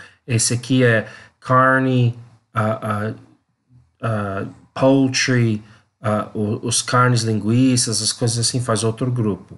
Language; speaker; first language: Portuguese; non-native, learner; English